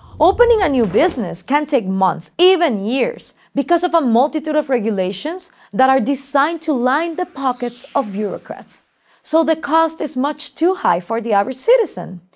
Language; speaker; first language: English; non-native, fluent; Spanish